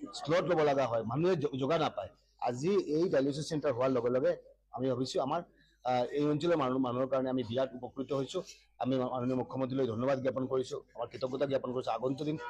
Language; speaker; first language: Assamese; non-native, local second language; Bangla